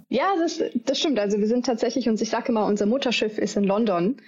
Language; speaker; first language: German; native; German